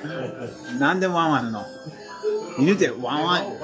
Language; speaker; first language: Japanese; non-native, fluent; English